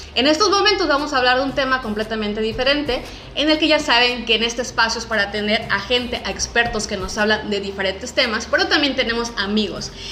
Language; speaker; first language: Spanish; native; Spanish